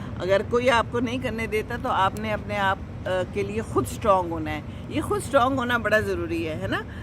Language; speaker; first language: Urdu; non-native, local second language; Pashto